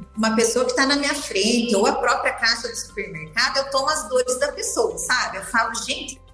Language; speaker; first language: Portuguese; native; Portuguese